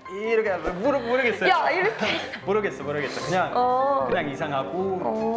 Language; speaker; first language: Korean; non-native, learner; Swedish